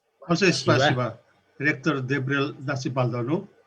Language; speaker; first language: Russian; non-native, learner; Nepali